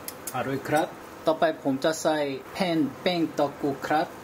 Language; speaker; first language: Thai; non-native, learner; Korean